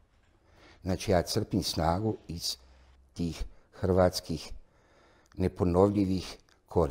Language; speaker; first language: Croatian; native; Croatian